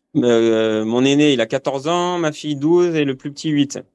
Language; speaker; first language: French; native; French